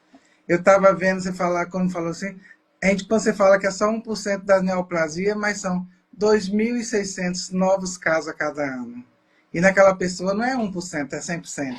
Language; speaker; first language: Portuguese; native; Portuguese